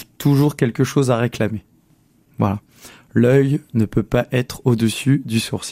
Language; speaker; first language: French; native; French